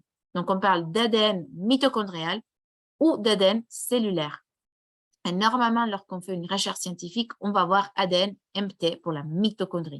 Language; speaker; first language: French; non-native, fluent; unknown